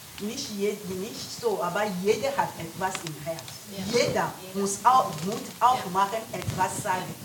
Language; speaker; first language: German; non-native, learner; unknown